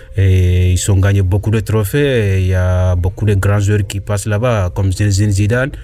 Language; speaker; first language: French; non-native, learner; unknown